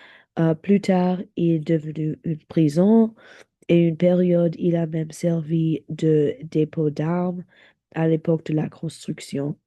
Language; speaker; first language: French; non-native, learner; English